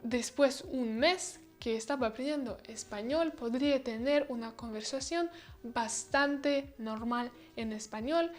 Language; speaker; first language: Spanish; non-native, learner; Russian